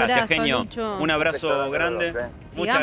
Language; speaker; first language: Spanish; native; Spanish